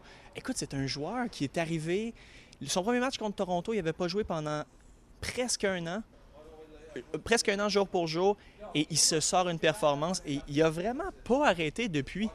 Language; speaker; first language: French; native; French